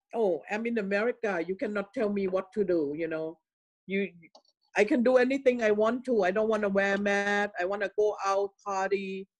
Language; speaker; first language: English; non-native, learner; Thai